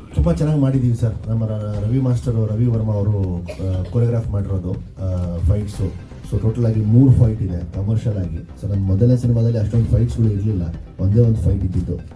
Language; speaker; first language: Kannada; non-native, local second language; Urdu